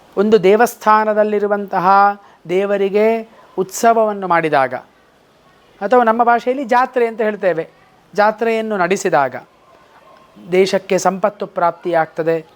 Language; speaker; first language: Kannada; native; Kannada